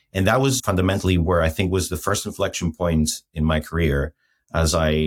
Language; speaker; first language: English; non-native, fluent; Greek